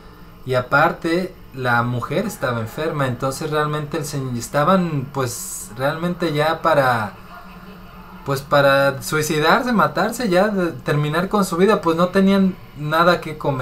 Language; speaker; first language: Spanish; native; Spanish